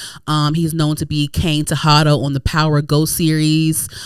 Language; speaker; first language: English; native; English